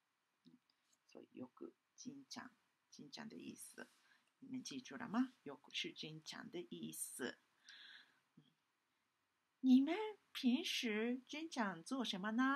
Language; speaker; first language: Chinese; non-native, fluent; Japanese